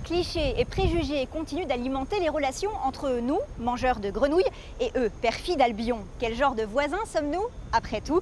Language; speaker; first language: French; native; French